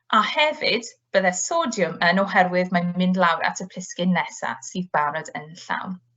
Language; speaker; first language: Welsh; native; Welsh